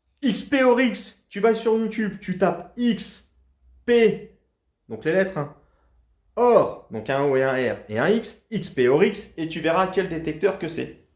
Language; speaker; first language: French; native; French